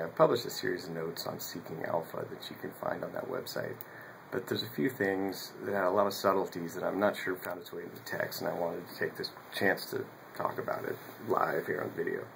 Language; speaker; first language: English; native; English